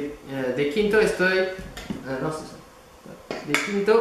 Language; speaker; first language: Spanish; non-native, learner; French